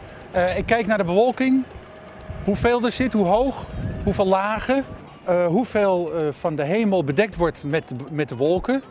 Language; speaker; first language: Dutch; native; Dutch